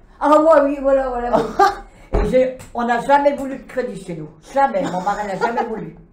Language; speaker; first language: French; native; French